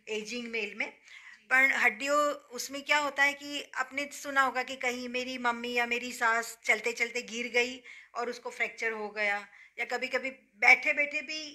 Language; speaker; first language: Hindi; non-native, local second language; Gujarati